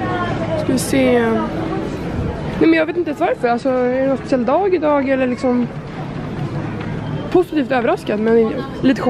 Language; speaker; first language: Swedish; native; Swedish